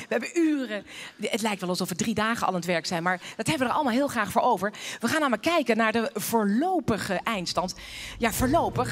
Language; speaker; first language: Dutch; native; Dutch